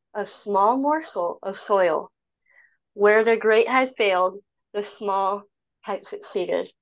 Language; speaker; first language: English; native; English